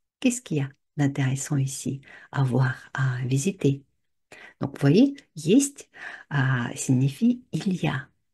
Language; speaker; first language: French; non-native, fluent; Russian